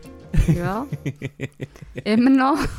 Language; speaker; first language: German; native; German